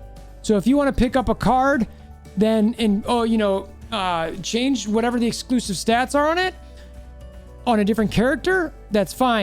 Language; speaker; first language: English; native; English